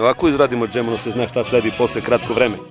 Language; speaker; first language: Serbian; native; Serbian